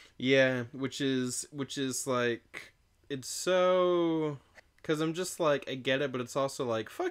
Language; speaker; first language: English; native; English